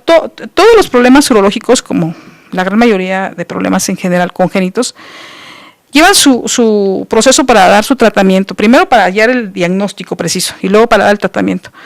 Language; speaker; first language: Spanish; native; Spanish